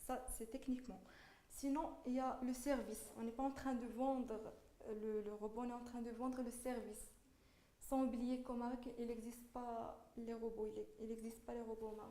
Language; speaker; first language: French; non-native, local second language; Arabic